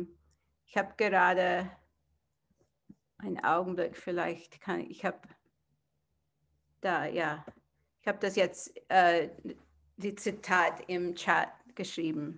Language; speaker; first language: German; non-native, fluent; English